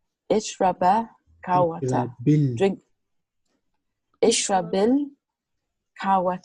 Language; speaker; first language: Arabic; non-native, learner; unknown